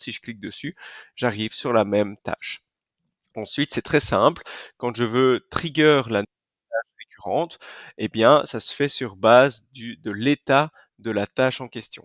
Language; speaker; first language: French; native; French